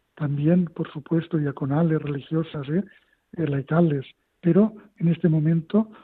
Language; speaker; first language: Spanish; native; Spanish